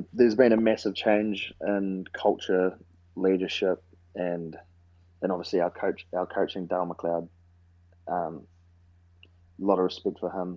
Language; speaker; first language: English; native; English